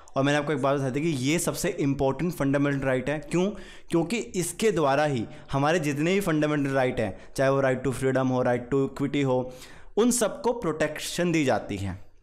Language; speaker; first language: Hindi; native; Hindi